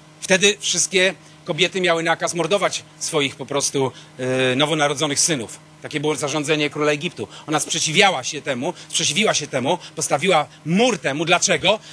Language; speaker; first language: Polish; native; Polish